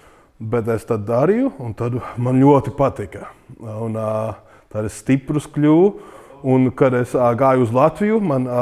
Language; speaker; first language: Latvian; early bilingual, heritage; English